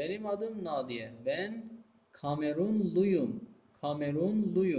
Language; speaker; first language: Turkish; non-native, fluent; Persian